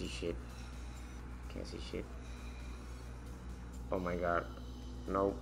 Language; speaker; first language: English; non-native, local second language; Spanish